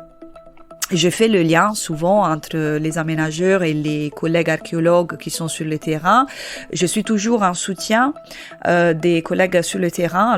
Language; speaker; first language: French; native; French